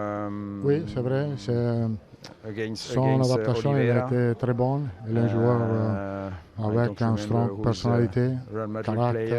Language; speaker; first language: French; non-native, learner; Italian